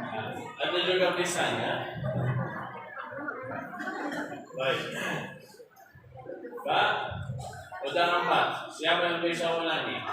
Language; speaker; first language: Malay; non-native, learner; Arabic